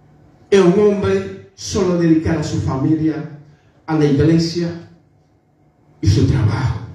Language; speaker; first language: Spanish; non-native, fluent; Haitian Creole